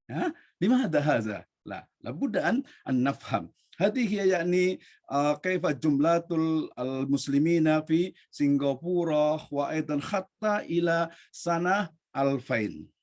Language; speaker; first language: Arabic; non-native, learner; Indonesian